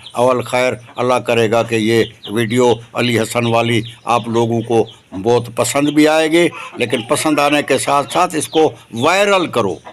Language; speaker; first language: Urdu; non-native, local second language; Sindhi